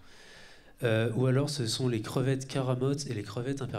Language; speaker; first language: French; native; French